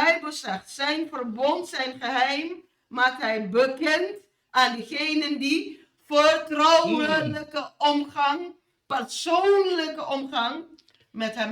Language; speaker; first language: Dutch; non-native, fluent; Indonesian